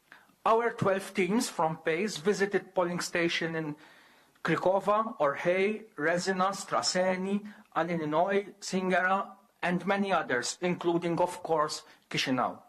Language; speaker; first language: English; non-native, local second language; Maltese